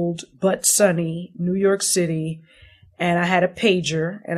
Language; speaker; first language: English; native; English